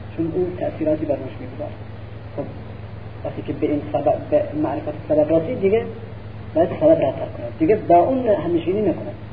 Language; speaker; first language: Persian; non-native, local second language; Central Kurdish